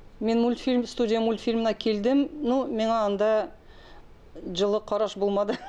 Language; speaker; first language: Tatar; non-native, local second language; Russian